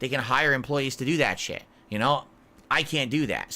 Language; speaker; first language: English; native; English